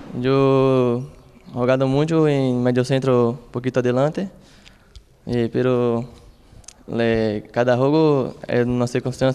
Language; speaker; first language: Spanish; non-native, learner; Portuguese